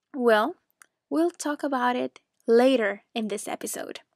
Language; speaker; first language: English; non-native, fluent; Spanish